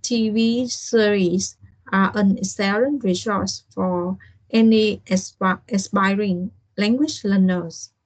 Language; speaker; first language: English; non-native, learner; Vietnamese